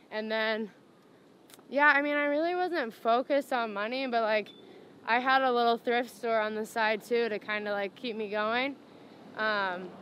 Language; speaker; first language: English; native; English